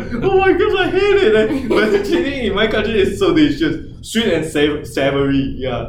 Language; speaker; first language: English; non-native, local second language; Chinese